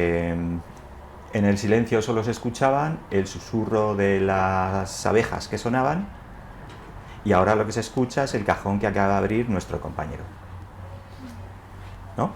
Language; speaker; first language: Spanish; native; Spanish